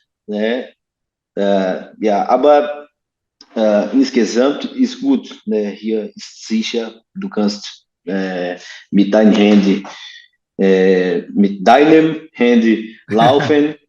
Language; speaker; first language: German; non-native, learner; Portuguese